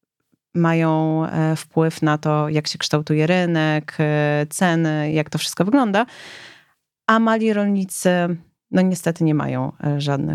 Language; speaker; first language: Polish; native; Polish